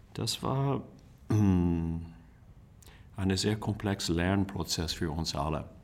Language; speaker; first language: German; non-native, learner; English